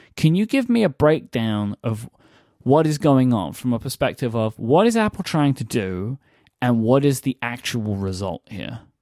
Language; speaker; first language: English; native; English